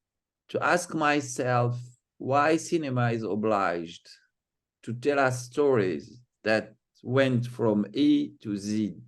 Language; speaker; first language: English; non-native, fluent; Arabic